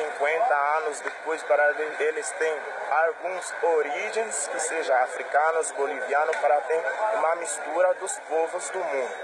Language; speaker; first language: Portuguese; non-native, learner; Haitian Creole